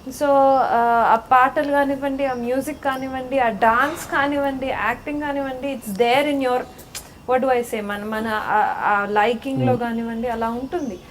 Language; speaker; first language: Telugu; native; Telugu